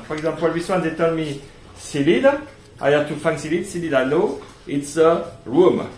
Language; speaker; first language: English; non-native, learner; French